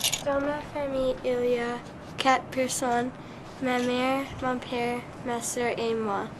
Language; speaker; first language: French; non-native, learner; English